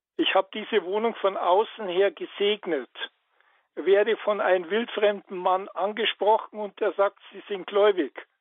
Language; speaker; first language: German; native; German